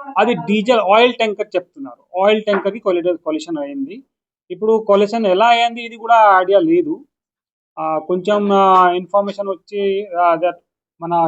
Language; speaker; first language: Telugu; non-native, local second language; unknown